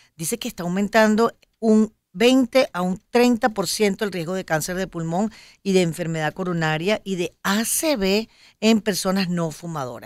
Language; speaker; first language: Spanish; native; Spanish